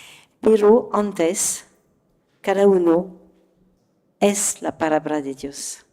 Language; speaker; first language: Spanish; non-native, fluent; French